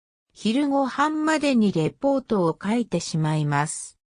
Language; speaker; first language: Japanese; non-native, learner; English